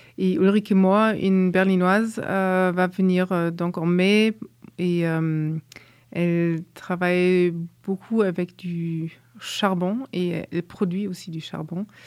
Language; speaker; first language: French; non-native, fluent; German